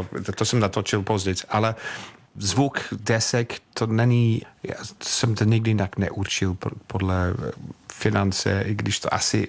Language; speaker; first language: Czech; non-native, fluent; English